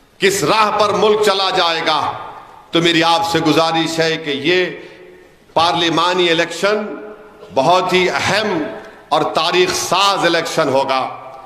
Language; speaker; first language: Urdu; native; Urdu